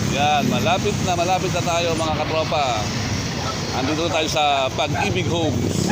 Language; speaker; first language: Filipino; native; Filipino